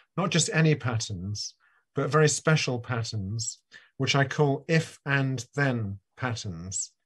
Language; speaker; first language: English; native; English